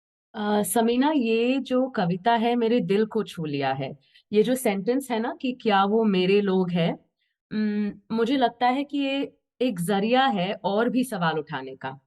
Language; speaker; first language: Hindi; native; Hindi